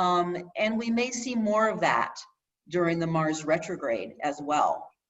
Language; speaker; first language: English; native; English